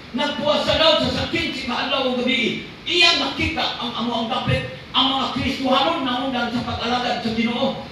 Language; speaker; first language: Cebuano; non-native, local second language; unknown